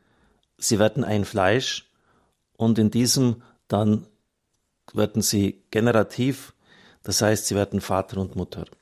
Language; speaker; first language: German; native; German